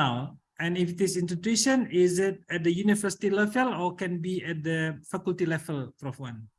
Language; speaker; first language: English; non-native, learner; Indonesian